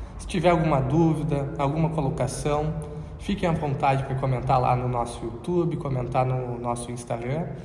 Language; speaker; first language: Portuguese; native; Portuguese